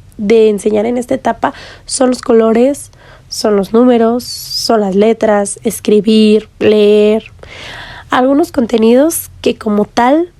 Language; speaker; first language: Spanish; native; Spanish